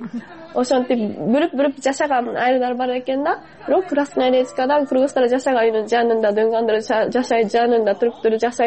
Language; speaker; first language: Kyrgyz; non-native, fluent; Japanese